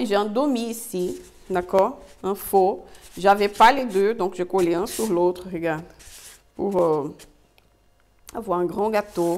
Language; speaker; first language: French; non-native, fluent; Portuguese